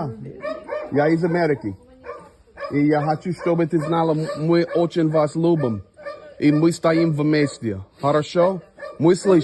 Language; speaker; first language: Russian; non-native, learner; English